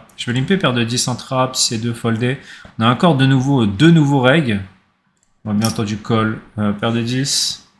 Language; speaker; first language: French; native; French